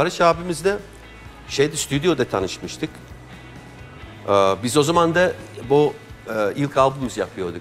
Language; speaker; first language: Turkish; non-native, fluent; English